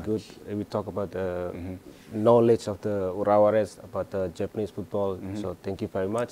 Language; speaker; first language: English; non-native, fluent; Indonesian